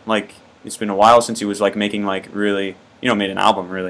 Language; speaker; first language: English; native; English